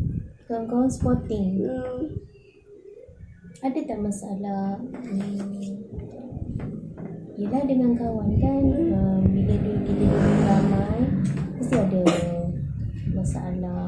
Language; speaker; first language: Malay; native; Malay